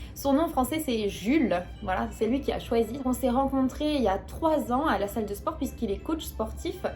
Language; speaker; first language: French; native; French